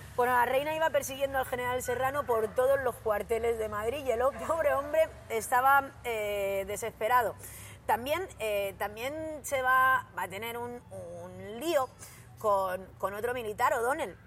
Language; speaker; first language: Spanish; native; Spanish